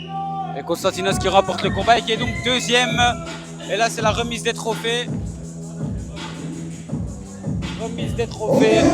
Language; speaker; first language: French; native; French